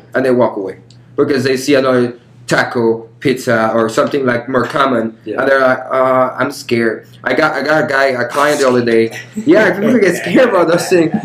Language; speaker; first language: English; early bilingual, other home language; Spanish